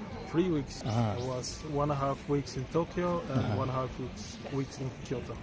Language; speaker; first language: English; non-native, fluent; German